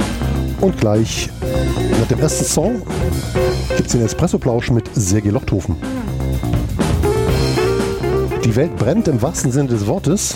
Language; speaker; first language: German; native; German